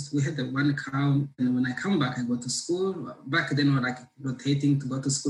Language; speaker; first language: English; non-native, local second language; Kinyarwanda